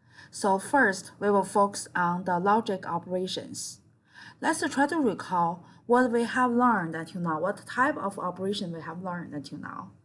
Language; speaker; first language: English; non-native, fluent; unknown